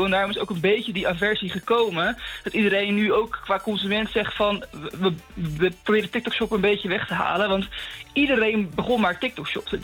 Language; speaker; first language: Dutch; native; Dutch